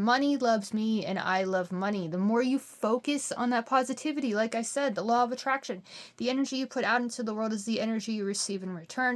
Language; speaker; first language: English; native; English